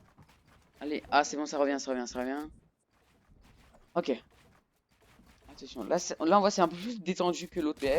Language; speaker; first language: French; native; French